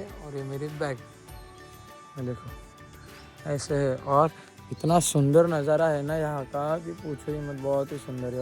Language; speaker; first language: Hindi; non-native, local second language; Marathi